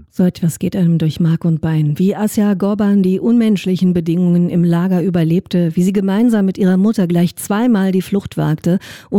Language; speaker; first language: German; native; German